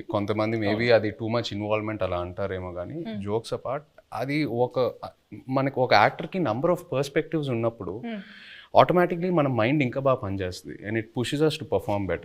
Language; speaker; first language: Telugu; native; Telugu